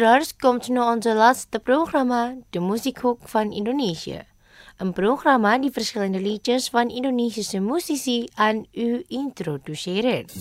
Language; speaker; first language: Dutch; non-native, fluent; Indonesian